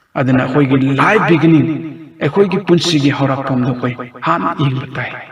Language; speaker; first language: Manipuri; non-native, local second language; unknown